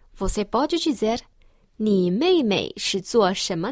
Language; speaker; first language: Portuguese; non-native, fluent; Chinese